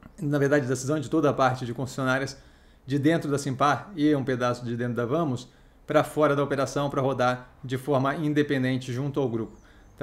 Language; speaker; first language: Portuguese; native; Portuguese